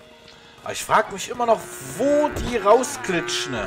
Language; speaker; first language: German; native; German